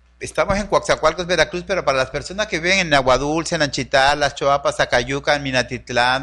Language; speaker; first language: Spanish; native; Spanish